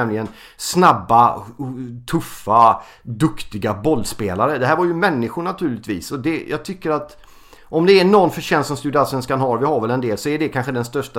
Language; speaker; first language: Swedish; native; Swedish